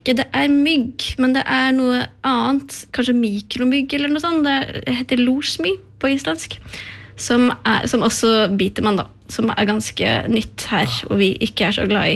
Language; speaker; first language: Norwegian; early bilingual, other home language; Icelandic